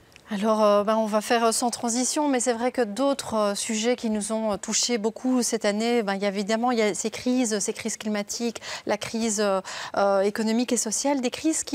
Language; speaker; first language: French; native; French